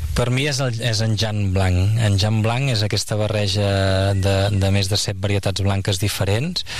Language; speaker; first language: Catalan; native; Catalan